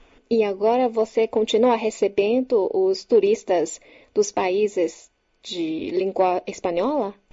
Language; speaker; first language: Portuguese; non-native, fluent; Chinese